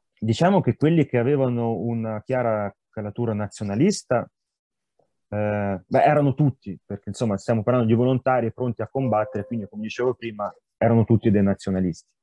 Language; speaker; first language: Italian; non-native, fluent; Ukrainian